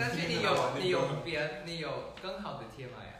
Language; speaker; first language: Chinese; non-native, fluent; Thai